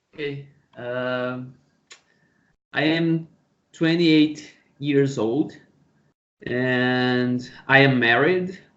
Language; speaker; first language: English; non-native, learner; Portuguese